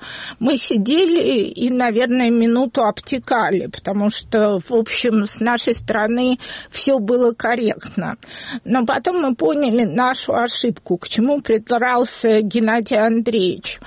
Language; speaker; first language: Russian; native; Russian